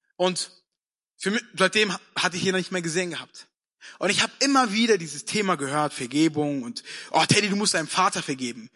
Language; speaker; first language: German; early bilingual, other home language; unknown